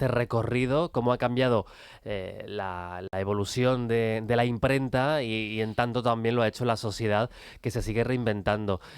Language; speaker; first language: Spanish; native; Spanish